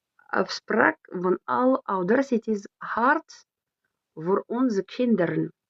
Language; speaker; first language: Dutch; non-native, learner; French